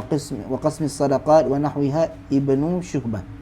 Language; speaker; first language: Arabic; non-native, fluent; Malay